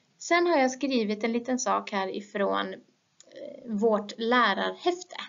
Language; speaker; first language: Swedish; native; Swedish